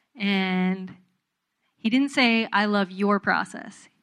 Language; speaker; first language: English; native; English